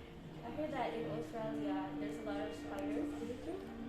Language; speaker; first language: English; non-native, learner; Indonesian